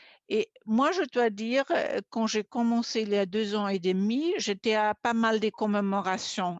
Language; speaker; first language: French; non-native, fluent; German